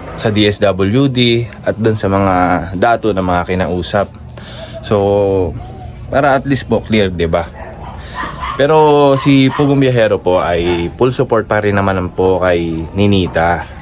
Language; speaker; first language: Filipino; native; Filipino